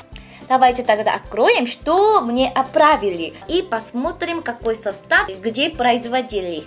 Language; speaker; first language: Russian; non-native, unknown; Korean